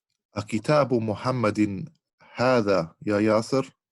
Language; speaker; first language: Arabic; non-native, learner; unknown